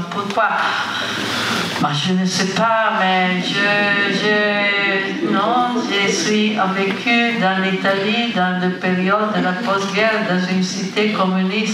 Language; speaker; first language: French; non-native, fluent; Italian